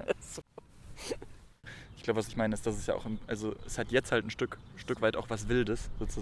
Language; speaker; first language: German; native; German